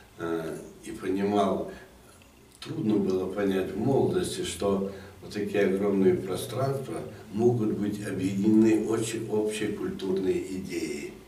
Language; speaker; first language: Russian; native; Russian